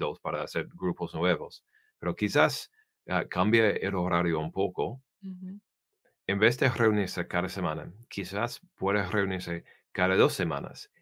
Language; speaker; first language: Spanish; non-native, learner; English